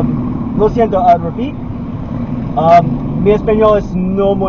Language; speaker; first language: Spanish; non-native, learner; English